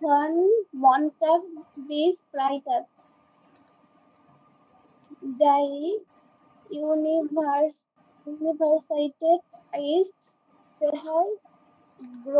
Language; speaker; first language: German; non-native, learner; Bangla